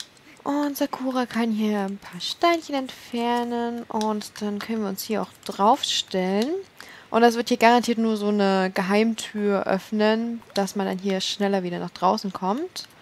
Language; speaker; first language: German; native; German